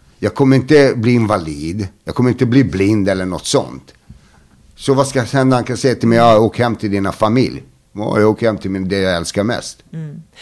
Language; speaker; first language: Swedish; early bilingual, other home language; Bosnian